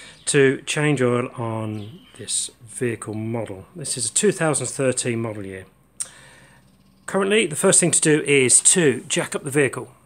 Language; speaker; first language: English; native; English